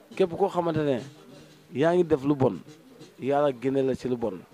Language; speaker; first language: Wolof; native; Wolof